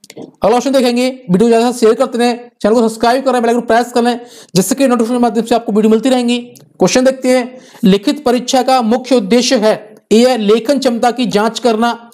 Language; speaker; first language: Hindi; native; Hindi